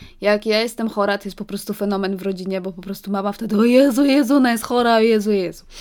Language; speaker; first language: Polish; early bilingual, heritage; Polish